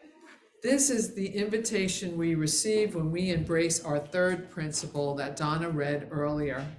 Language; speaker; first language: English; native; English